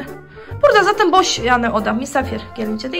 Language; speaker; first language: Turkish; non-native, learner; Polish